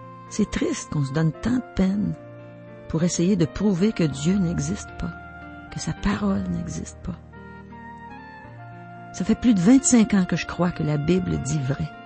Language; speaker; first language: French; native; French